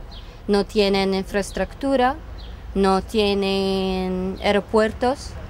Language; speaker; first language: Spanish; non-native, fluent; Arabic